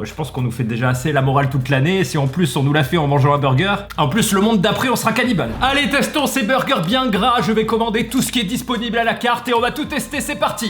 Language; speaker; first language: French; native; French